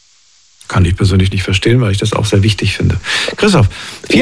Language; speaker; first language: German; native; German